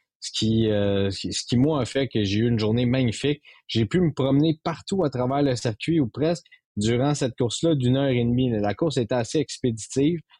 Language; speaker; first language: French; native; French